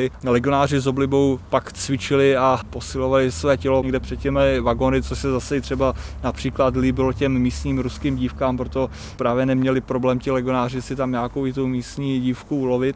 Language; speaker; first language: Czech; native; Czech